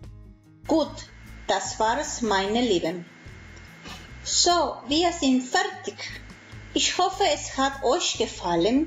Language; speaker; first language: German; non-native, fluent; Spanish